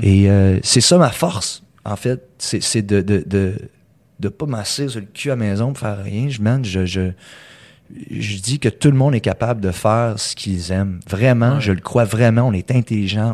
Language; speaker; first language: French; early bilingual, heritage; French